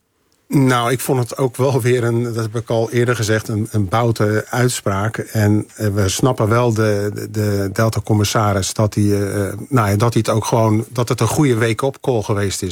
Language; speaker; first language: Dutch; native; Dutch